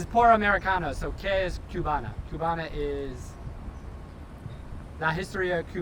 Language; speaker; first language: Spanish; non-native, learner; English